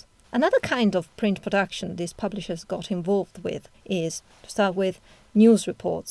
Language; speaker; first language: English; non-native, fluent; Italian